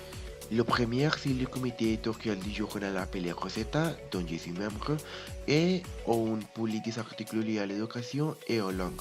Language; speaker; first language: French; non-native, learner; Spanish